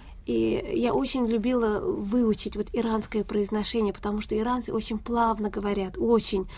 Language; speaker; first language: Russian; non-native, fluent; Pashto